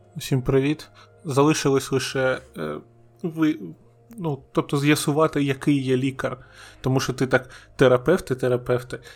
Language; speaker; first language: Ukrainian; non-native, local second language; Russian